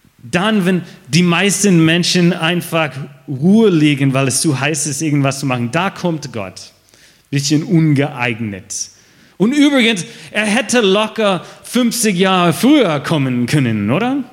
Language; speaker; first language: German; non-native, fluent; English